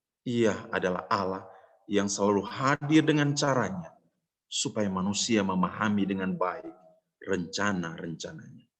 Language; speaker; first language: Indonesian; native; Indonesian